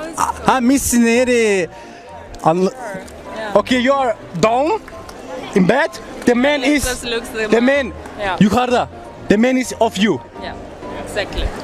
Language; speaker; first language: English; non-native, learner; Turkish